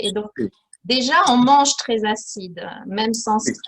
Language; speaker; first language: French; native; French